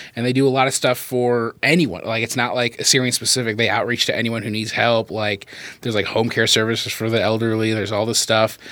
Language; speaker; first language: English; native; English